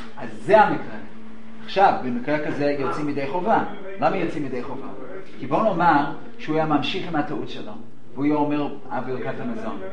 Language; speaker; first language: Hebrew; non-native, fluent; English